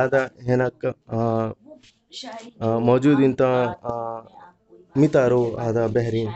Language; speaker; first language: Arabic; non-native, learner; Hindi